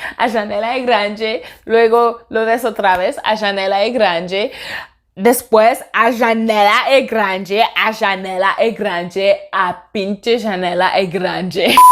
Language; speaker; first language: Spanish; non-native, fluent; French